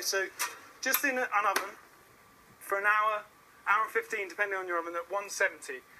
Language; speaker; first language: English; native; English